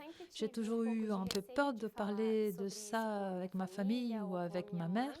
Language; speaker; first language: French; non-native, fluent; Portuguese